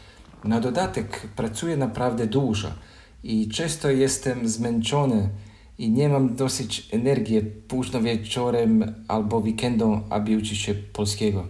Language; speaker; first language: Polish; non-native, learner; Croatian